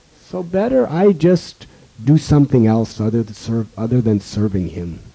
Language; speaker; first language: English; native; English